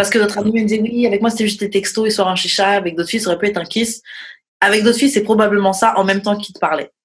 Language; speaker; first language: French; native; French